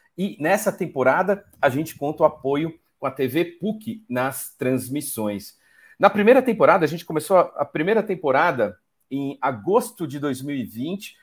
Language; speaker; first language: Portuguese; native; Portuguese